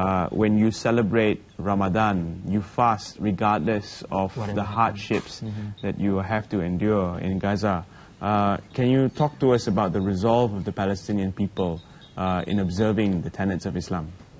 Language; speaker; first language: English; non-native, local second language; Malay